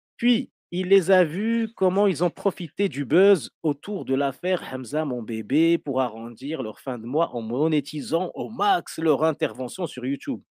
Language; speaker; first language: French; non-native, local second language; Arabic